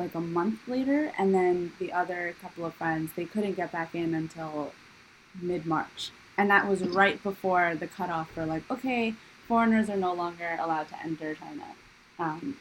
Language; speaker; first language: English; native; English